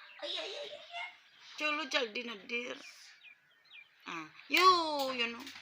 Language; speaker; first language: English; non-native, learner; Hiligaynon